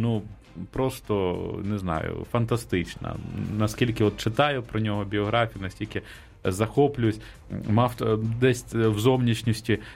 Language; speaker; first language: Ukrainian; native; Ukrainian